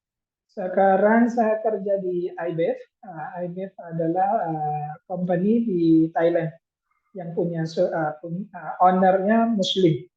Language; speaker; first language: Indonesian; non-native, fluent; Thai